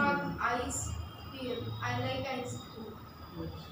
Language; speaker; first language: German; non-native, learner; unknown